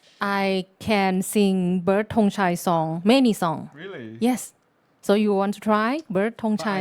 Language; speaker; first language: English; non-native, learner; Thai